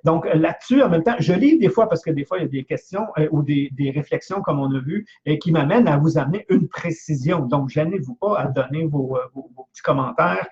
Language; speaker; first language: French; native; French